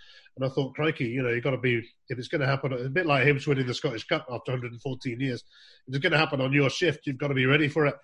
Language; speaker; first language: English; native; English